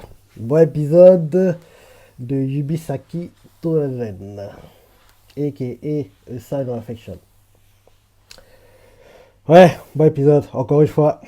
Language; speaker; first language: French; native; French